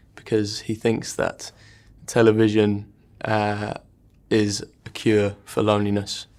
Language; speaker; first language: English; native; English